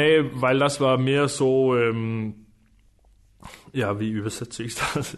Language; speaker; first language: German; non-native, fluent; Danish